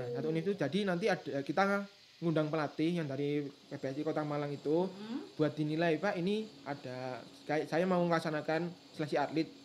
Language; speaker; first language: Indonesian; native; Indonesian